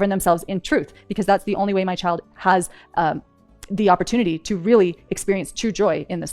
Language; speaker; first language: English; native; English